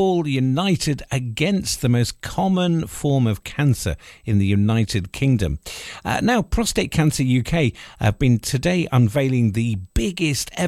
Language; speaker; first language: English; native; English